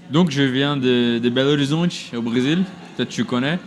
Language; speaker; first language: French; non-native, fluent; Portuguese